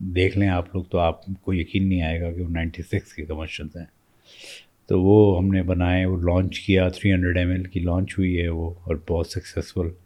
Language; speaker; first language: Urdu; native; Urdu